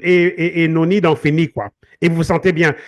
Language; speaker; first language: French; native; French